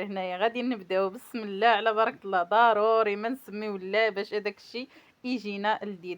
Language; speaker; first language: Arabic; native; Arabic